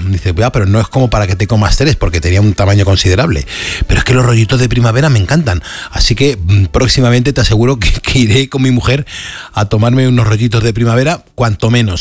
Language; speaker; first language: Spanish; native; Spanish